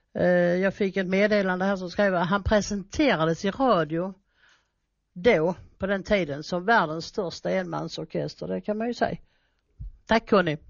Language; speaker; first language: Swedish; native; Swedish